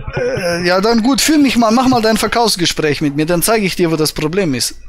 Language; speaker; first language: German; native; German